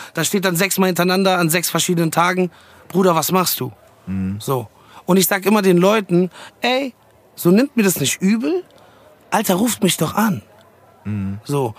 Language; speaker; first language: German; early bilingual, other home language; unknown